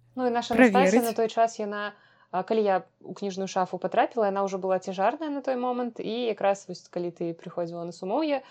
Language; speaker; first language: Belarusian; native; Belarusian